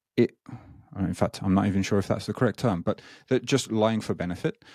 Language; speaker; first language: English; native; English